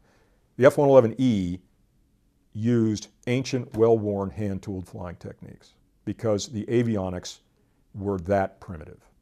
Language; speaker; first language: English; native; English